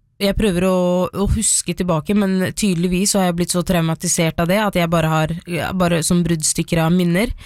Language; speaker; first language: Norwegian; early bilingual, other home language; Somali